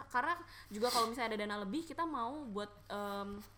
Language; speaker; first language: Indonesian; native; Indonesian